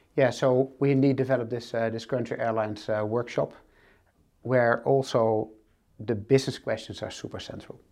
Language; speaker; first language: English; non-native, fluent; Dutch